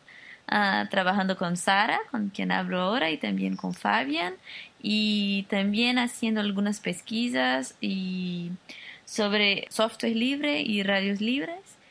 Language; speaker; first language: Spanish; non-native, local second language; Portuguese